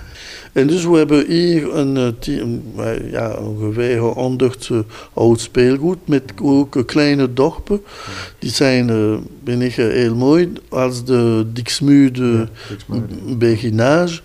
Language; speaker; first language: Dutch; non-native, local second language; French